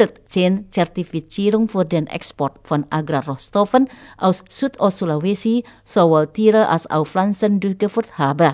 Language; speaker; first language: German; non-native, fluent; Indonesian